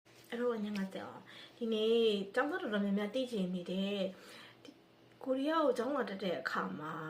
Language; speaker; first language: Burmese; native; Burmese